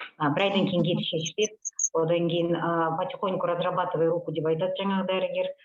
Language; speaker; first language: Kazakh; native; Kazakh